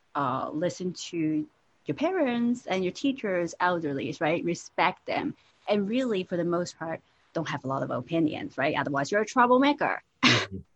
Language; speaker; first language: English; non-native, local second language; Cantonese